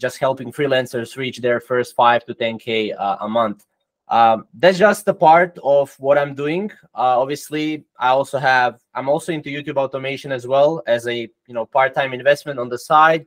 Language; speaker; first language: English; non-native, fluent; Croatian